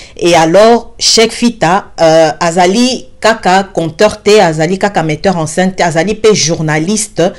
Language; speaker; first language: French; non-native, local second language; Lingala